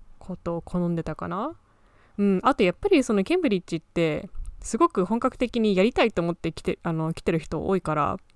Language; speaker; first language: Japanese; early bilingual, heritage; Japanese